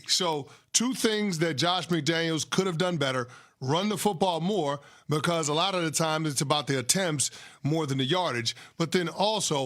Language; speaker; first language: English; native; English